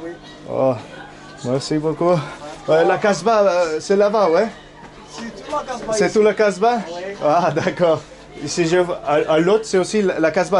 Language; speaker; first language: French; non-native, learner; Spanish